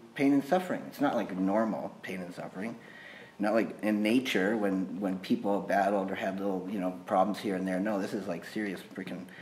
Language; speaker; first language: English; native; English